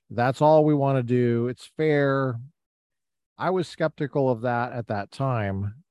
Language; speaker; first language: English; native; English